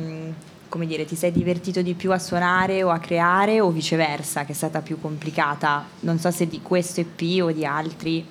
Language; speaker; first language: Italian; native; Italian